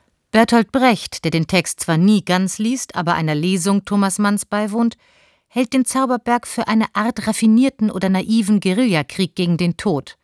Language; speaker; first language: German; native; German